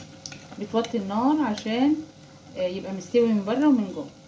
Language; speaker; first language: Arabic; native; Arabic